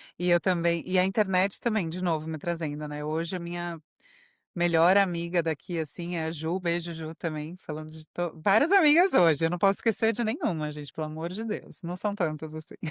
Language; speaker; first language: Portuguese; native; Portuguese